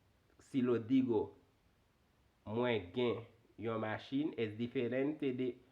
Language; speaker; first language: Spanish; non-native, fluent; Haitian Creole